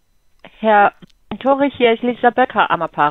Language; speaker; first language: German; non-native, fluent; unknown